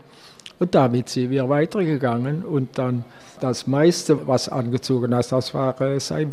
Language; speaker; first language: German; non-native, learner; Dutch